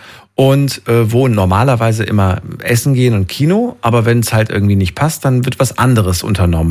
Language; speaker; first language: German; native; German